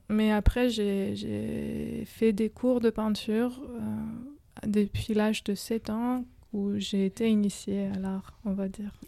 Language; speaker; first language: French; non-native, fluent; Georgian